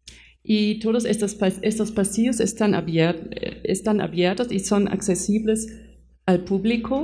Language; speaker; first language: Spanish; non-native, fluent; German